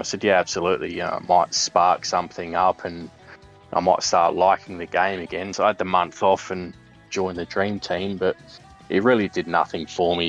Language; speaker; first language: English; native; English